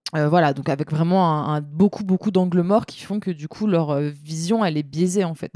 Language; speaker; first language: French; native; French